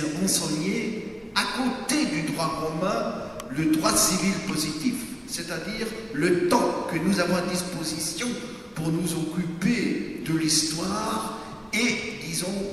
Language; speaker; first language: French; non-native, fluent; German